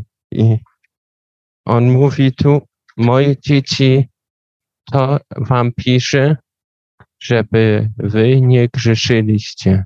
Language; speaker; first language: Polish; non-native, learner; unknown